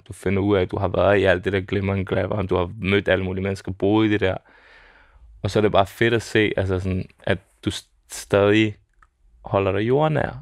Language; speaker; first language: Danish; early bilingual, other home language; Serbian